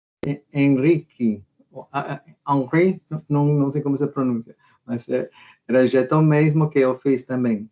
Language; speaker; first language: Portuguese; non-native, fluent; Spanish